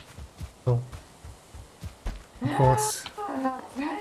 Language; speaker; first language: English; non-native, learner; German